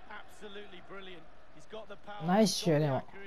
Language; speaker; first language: Japanese; native; Japanese